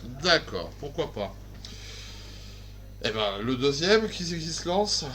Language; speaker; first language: French; native; French